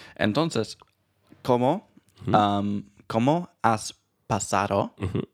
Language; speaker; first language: Spanish; non-native, learner; English